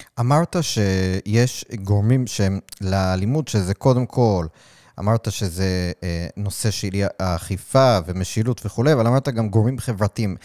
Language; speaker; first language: Hebrew; native; Hebrew